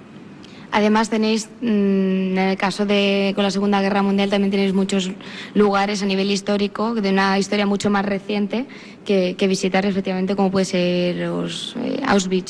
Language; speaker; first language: Spanish; native; Spanish